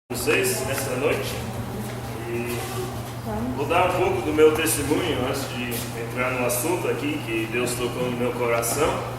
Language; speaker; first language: Portuguese; non-native, fluent; English